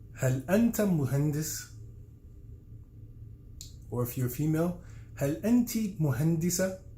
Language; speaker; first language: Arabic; non-native, fluent; English